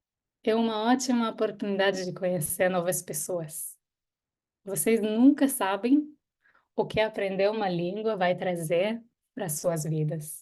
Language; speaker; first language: Portuguese; non-native, fluent; Hebrew